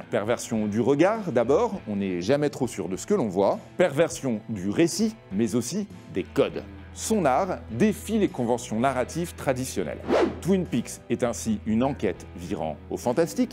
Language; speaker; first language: French; native; French